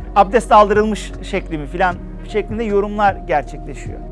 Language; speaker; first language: Turkish; native; Turkish